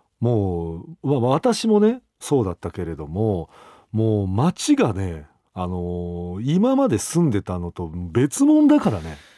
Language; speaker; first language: Japanese; native; Japanese